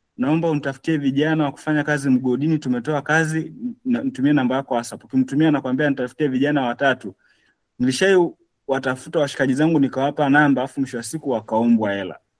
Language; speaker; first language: Swahili; native; Swahili